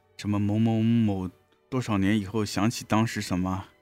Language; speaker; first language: Chinese; native; Chinese